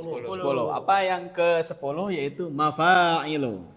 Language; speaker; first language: Indonesian; native; Indonesian